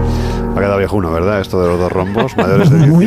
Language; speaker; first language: Spanish; native; Spanish